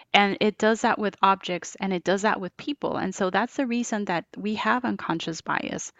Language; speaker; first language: English; non-native, fluent; Spanish